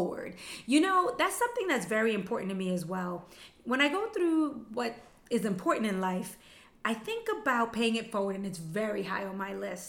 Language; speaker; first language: English; early bilingual, other home language; Spanish